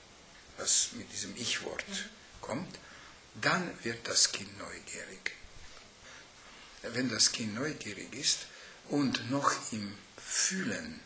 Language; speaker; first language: German; non-native, fluent; Hungarian